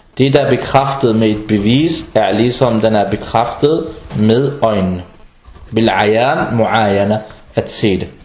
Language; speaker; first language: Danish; non-native, fluent; Arabic